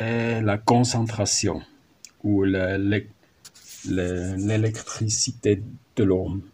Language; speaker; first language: French; non-native, learner; German